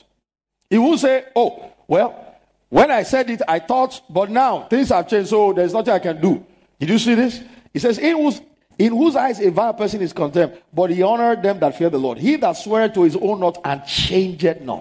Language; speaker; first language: English; non-native, local second language; Yoruba